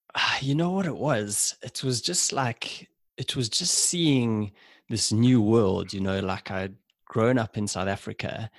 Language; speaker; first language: English; native; English